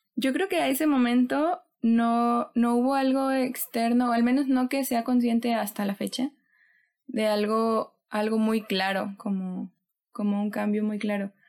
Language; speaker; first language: Spanish; native; Spanish